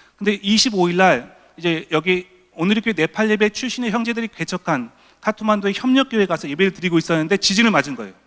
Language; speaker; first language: Korean; native; Korean